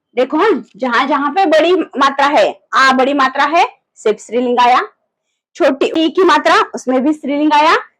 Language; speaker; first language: Hindi; non-native, local second language; Marathi